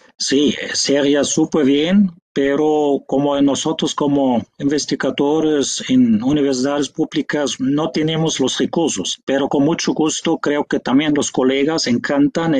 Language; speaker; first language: Spanish; non-native, fluent; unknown